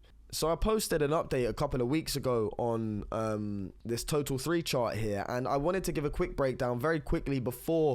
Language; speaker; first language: English; native; English